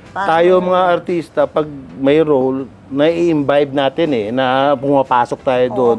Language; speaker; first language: Filipino; non-native, local second language; Hiligaynon